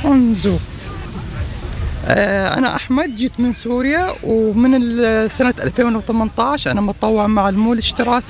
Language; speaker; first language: German; non-native, learner; Arabic